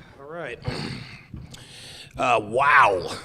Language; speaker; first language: English; native; English